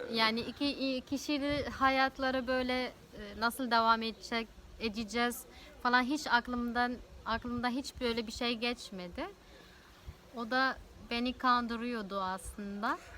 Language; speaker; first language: Turkish; non-native, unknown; Arabic